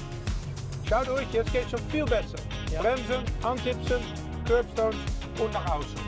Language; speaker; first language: German; native; German